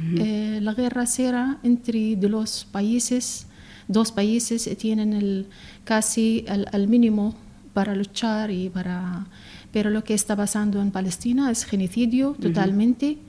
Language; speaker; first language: Spanish; non-native, learner; Arabic